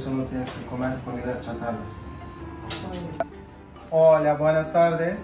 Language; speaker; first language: Spanish; non-native, fluent; Turkish